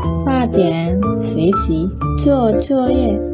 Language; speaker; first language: Chinese; non-native, learner; Indonesian